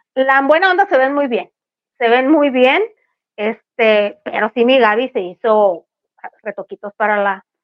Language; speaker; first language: Spanish; native; Spanish